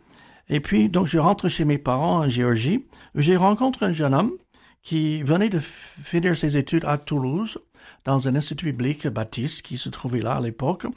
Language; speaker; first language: French; non-native, fluent; English